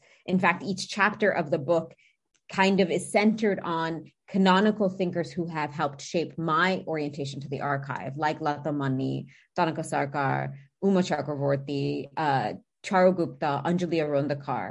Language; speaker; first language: English; native; English